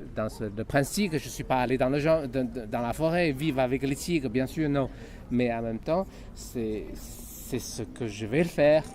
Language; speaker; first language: French; non-native, fluent; Chinese